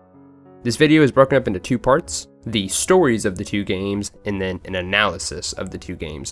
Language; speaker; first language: English; native; English